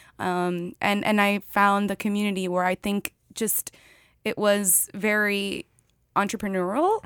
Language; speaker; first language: English; native; English